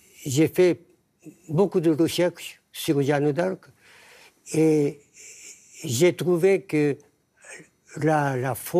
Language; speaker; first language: French; non-native, fluent; Japanese